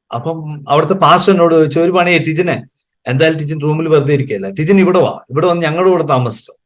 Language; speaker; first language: Malayalam; native; Malayalam